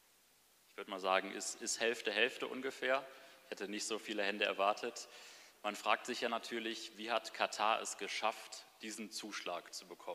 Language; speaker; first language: German; native; German